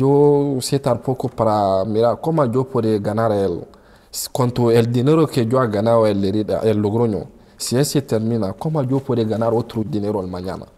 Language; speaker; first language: Spanish; non-native, learner; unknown